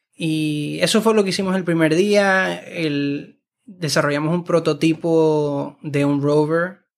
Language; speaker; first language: Spanish; native; Spanish